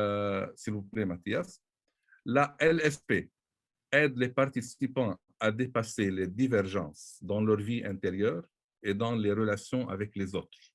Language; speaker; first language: French; non-native, local second language; Arabic